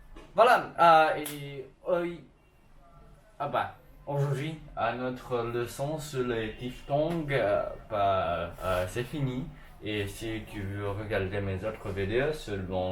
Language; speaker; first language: French; non-native, learner; Chinese